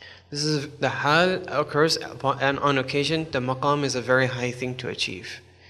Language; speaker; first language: English; native; English